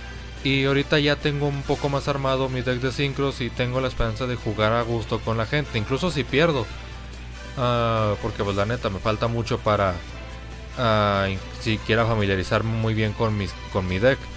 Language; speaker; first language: Spanish; native; Spanish